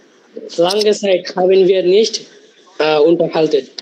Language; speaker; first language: German; non-native, learner; Bangla